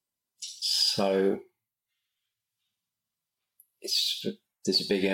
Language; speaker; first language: English; native; English